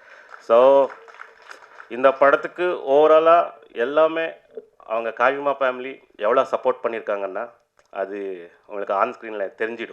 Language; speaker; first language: Tamil; non-native, fluent; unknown